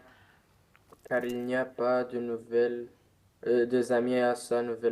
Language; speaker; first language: French; non-native, learner; Romanian